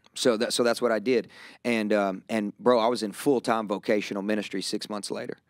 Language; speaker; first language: English; native; English